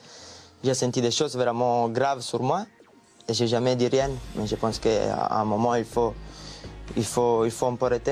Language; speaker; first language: French; non-native, learner; Italian